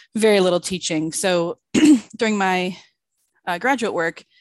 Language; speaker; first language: English; native; English